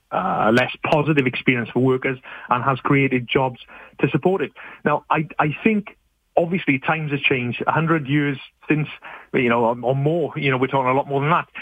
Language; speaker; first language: English; native; English